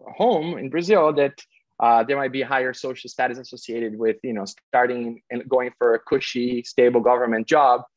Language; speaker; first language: English; non-native, fluent; Portuguese